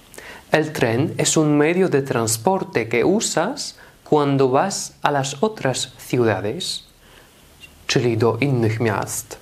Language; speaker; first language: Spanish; non-native, fluent; Polish